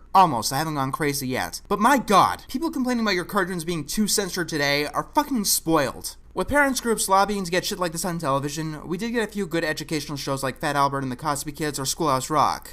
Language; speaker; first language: English; native; English